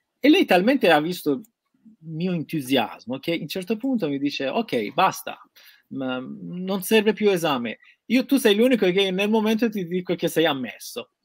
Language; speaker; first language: Italian; non-native, fluent; Persian